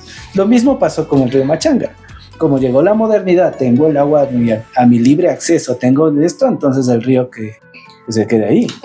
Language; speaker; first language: Spanish; native; Spanish